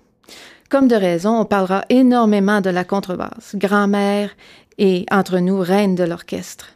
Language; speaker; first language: French; native; French